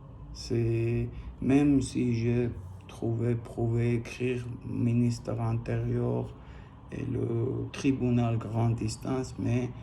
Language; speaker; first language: French; non-native, learner; Armenian